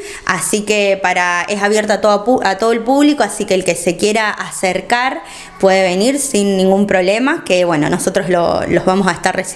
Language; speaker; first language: Spanish; native; Spanish